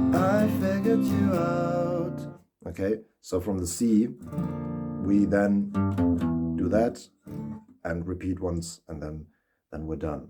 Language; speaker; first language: English; non-native, fluent; German